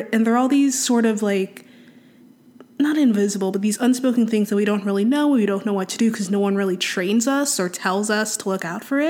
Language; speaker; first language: English; native; English